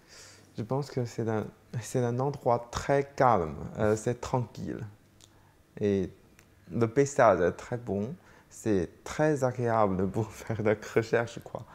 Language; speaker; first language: French; non-native, fluent; Chinese